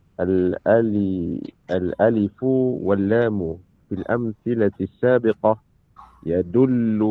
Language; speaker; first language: Arabic; non-native, learner; Malay